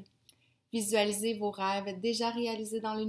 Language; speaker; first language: French; native; French